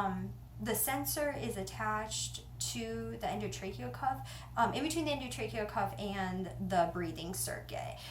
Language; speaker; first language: English; native; English